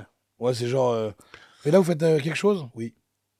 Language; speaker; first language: French; native; French